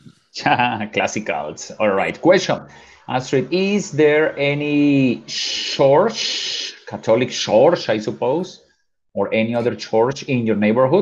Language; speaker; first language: English; non-native, fluent; Spanish